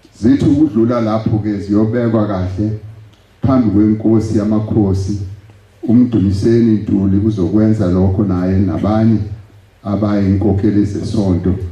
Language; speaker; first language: Zulu; non-native, local second language; Venda